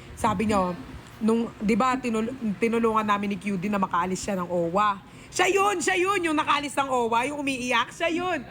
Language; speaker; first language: Filipino; native; Filipino